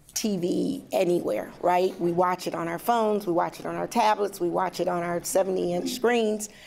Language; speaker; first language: English; native; English